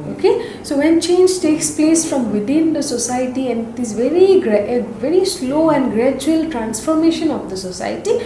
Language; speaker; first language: English; non-native, local second language; Assamese